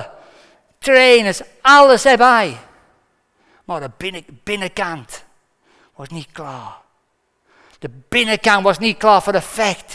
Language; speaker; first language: Dutch; non-native, fluent; English